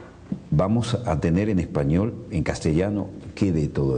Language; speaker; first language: Spanish; native; Spanish